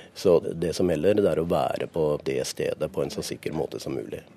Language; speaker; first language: Norwegian; native; Norwegian